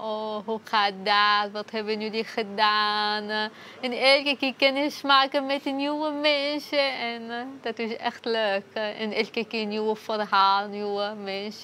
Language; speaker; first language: Dutch; non-native, fluent; Arabic